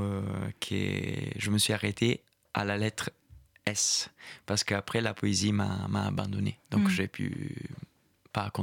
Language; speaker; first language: French; non-native, fluent; Italian